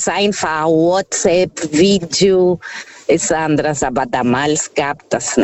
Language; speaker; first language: German; non-native, fluent; Portuguese